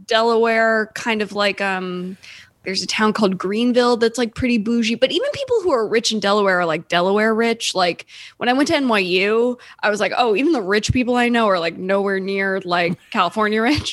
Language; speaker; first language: English; native; English